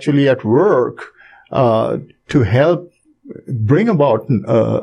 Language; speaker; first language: English; non-native, local second language; Bangla